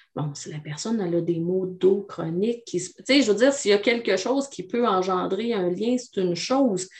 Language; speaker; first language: French; native; French